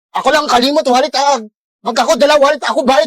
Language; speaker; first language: Filipino; non-native, learner; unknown